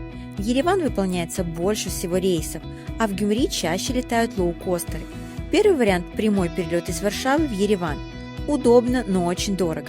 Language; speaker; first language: Russian; native; Russian